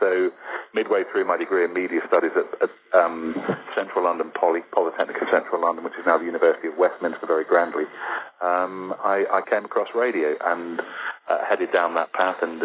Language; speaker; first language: English; native; English